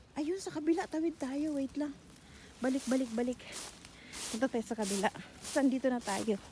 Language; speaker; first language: Filipino; non-native, local second language; Cebuano